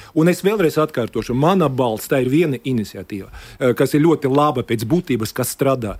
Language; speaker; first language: Latvian; non-native, local second language; Russian